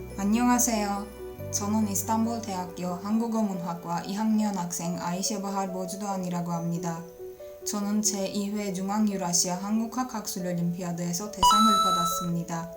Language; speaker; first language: Korean; non-native, learner; Turkish